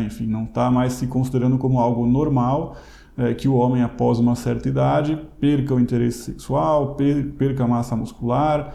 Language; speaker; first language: Portuguese; native; Portuguese